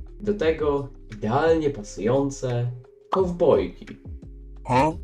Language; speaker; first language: Polish; native; Polish